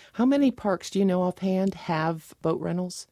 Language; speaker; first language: English; native; English